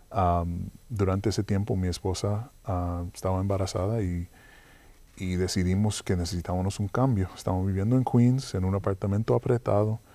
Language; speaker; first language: Spanish; early bilingual, heritage; Spanish